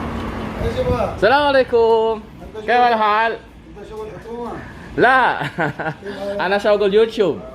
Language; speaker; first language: Arabic; non-native, learner; Filipino